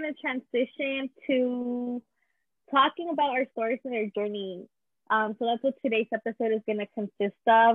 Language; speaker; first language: English; early bilingual, other home language; Spanish